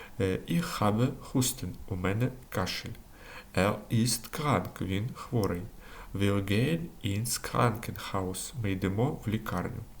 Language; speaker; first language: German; non-native, learner; Ukrainian